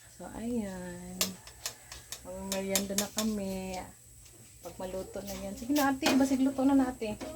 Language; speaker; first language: Filipino; non-native, local second language; Cebuano